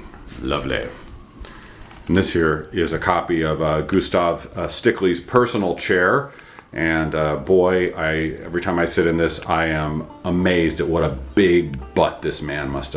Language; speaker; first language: English; native; English